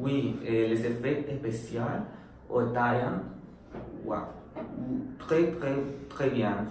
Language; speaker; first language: French; non-native, learner; Spanish